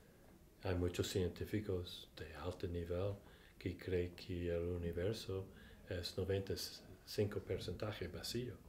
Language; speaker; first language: Spanish; non-native, fluent; English